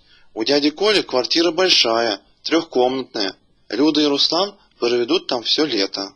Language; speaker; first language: Russian; native; Russian